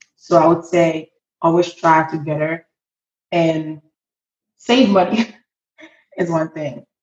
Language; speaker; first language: English; early bilingual, other home language; Haitian Creole